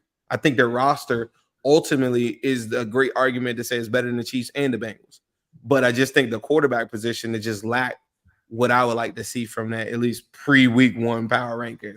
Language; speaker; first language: English; native; English